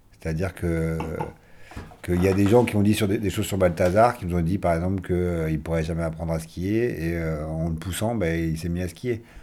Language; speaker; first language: French; native; French